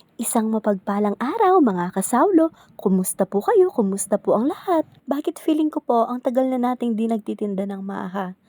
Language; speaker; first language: Filipino; non-native, local second language; Pampanga